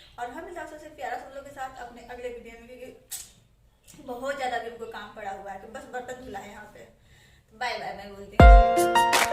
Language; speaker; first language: Hindi; native; Hindi